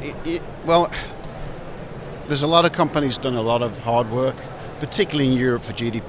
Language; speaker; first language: English; native; English